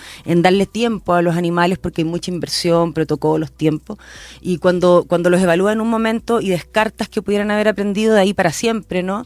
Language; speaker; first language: Spanish; native; Spanish